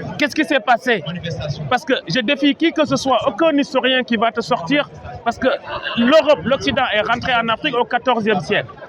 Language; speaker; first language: French; non-native, local second language; Wolof